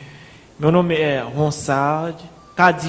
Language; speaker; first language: Portuguese; non-native, fluent; Haitian Creole